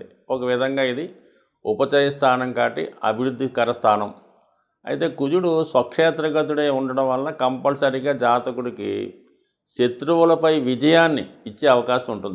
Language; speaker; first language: Telugu; native; Telugu